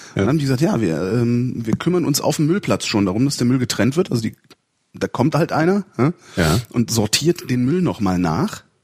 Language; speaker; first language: German; native; German